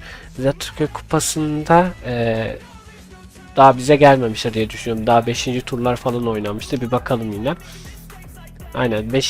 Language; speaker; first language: Turkish; native; Turkish